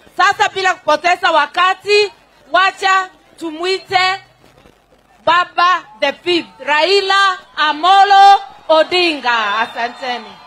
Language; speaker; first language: Swahili; non-native, local second language; Kikuyu